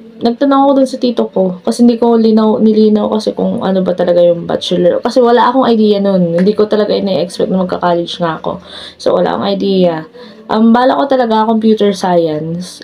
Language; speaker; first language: Filipino; native; Filipino